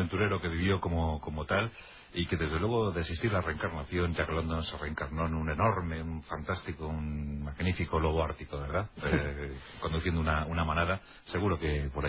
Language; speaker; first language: Spanish; native; Spanish